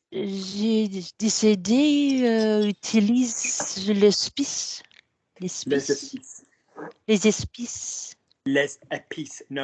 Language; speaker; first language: French; non-native, learner; English